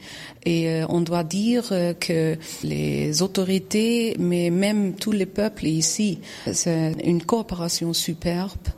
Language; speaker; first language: French; non-native, learner; German